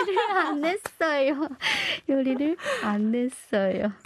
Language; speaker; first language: Korean; non-native, fluent; Chinese